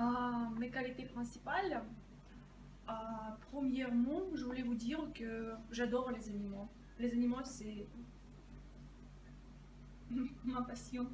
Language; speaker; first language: French; non-native, fluent; Russian